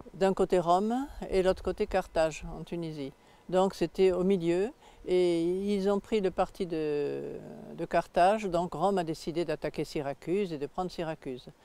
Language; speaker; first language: French; native; French